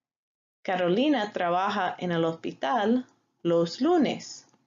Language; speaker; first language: Spanish; non-native, fluent; English